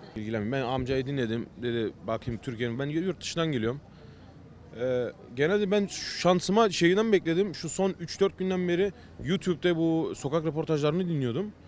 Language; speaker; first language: Turkish; early bilingual, heritage; Turkish